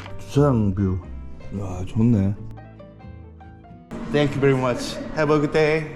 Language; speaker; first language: English; non-native, learner; Korean